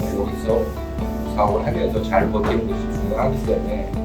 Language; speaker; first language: Korean; native; Korean